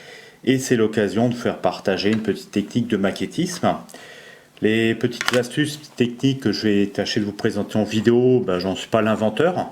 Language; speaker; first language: French; native; French